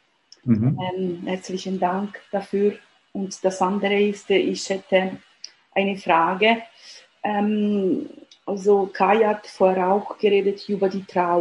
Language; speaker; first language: German; non-native, fluent; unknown